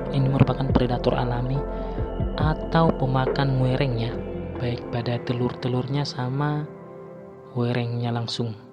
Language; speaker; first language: Indonesian; native; Indonesian